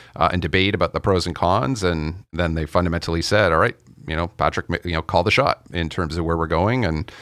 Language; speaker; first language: English; native; English